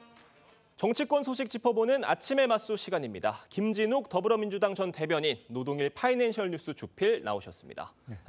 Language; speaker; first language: Korean; native; Korean